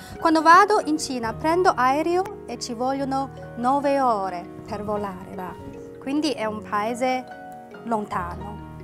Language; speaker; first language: Italian; non-native, fluent; Chinese